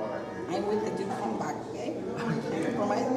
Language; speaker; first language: English; non-native, learner; Spanish